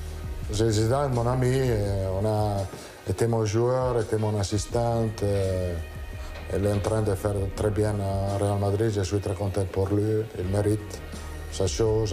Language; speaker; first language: French; non-native, learner; Italian